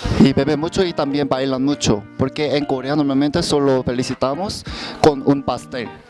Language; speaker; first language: Spanish; non-native, learner; Korean